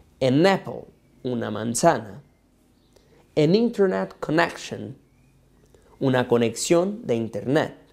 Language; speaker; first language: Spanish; non-native, fluent; Portuguese